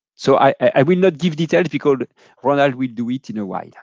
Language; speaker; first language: English; non-native, fluent; French